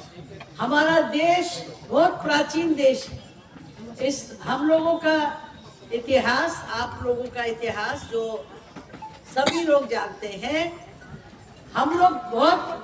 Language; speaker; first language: Hindi; non-native, local second language; Bangla